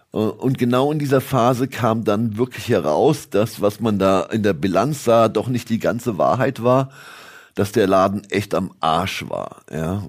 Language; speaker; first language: German; native; German